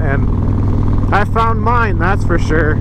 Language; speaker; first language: English; native; English